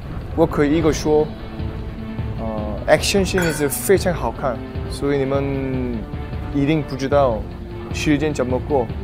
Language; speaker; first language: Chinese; non-native, learner; Korean